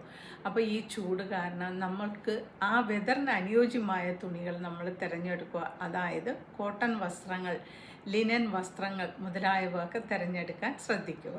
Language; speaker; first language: Malayalam; native; Malayalam